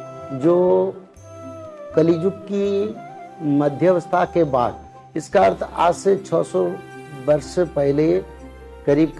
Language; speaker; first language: Hindi; non-native, local second language; Odia